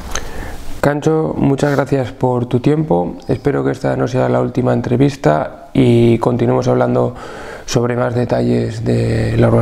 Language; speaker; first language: Spanish; non-native, fluent; Russian